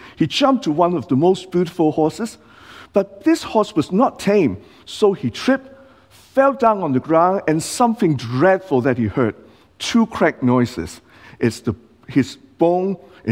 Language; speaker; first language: English; non-native, local second language; Cantonese